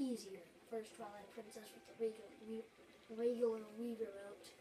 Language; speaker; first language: English; native; English